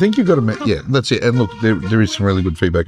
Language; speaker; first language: English; native; English